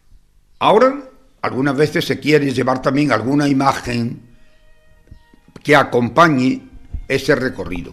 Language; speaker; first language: Spanish; native; Spanish